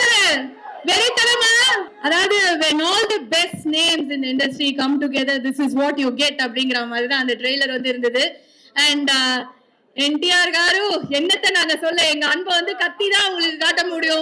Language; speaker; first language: Tamil; native; Tamil